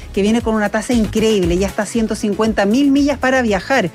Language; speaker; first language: Spanish; native; Spanish